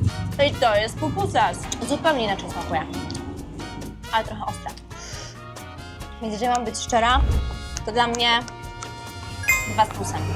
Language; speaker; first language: Polish; native; Polish